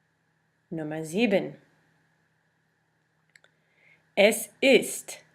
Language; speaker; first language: German; non-native, fluent; English